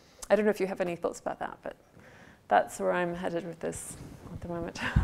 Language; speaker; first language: English; native; English